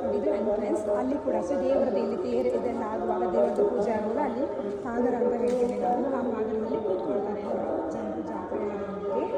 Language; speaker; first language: Kannada; non-native, local second language; Tulu